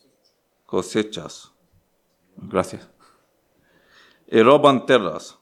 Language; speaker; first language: Spanish; non-native, learner; Arabic